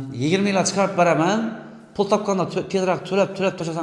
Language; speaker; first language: Uzbek; native; Uzbek